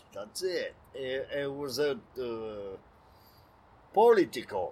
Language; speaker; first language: English; non-native, fluent; French